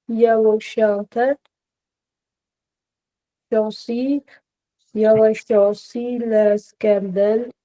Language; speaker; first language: French; non-native, learner; Punjabi